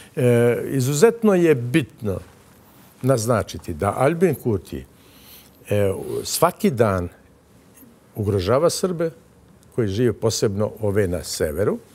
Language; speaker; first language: Bosnian; non-native, local second language; Albanian